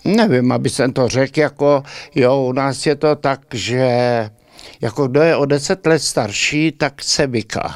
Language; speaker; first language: Czech; early bilingual, heritage; Czech